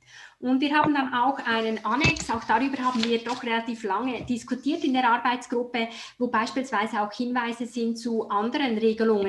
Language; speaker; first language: German; native; German